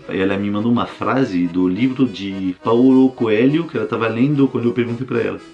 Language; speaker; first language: Portuguese; non-native, fluent; French